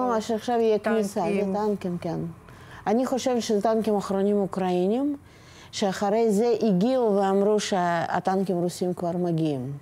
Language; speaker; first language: Hebrew; non-native, fluent; Russian